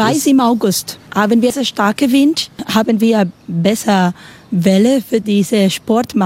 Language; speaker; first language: German; non-native, learner; Spanish